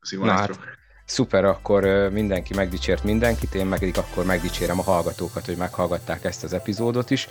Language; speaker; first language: Hungarian; native; Hungarian